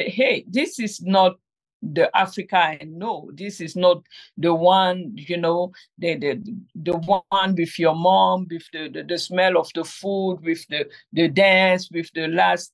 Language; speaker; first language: English; non-native, local second language; French